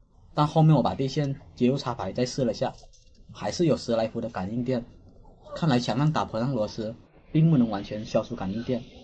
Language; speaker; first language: Chinese; native; Chinese